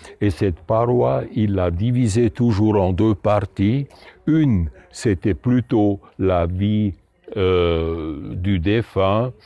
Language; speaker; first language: French; native; French